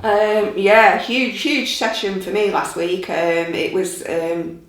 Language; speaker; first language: English; native; English